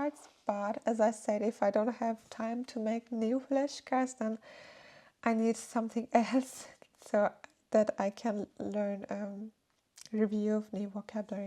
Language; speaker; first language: English; non-native, fluent; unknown